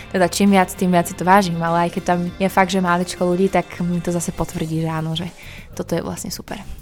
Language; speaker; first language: Slovak; native; Slovak